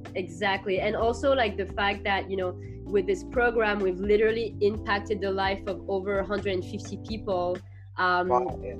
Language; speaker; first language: English; non-native, fluent; French